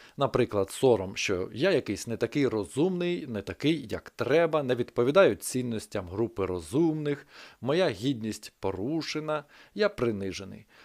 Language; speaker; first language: Ukrainian; native; Ukrainian